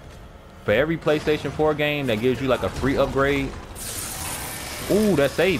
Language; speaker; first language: English; native; English